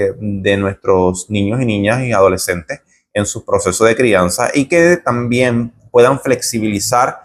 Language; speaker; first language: Spanish; native; Spanish